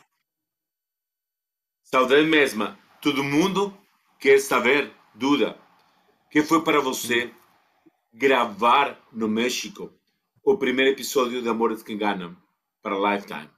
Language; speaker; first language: Portuguese; non-native, fluent; Spanish